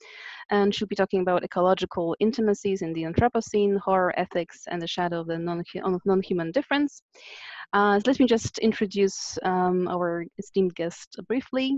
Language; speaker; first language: English; non-native, fluent; Polish